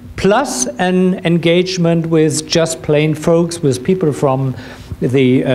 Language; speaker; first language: English; non-native, fluent; German